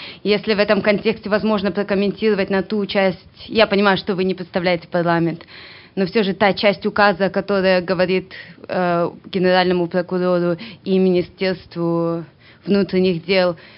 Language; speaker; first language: Russian; native; Russian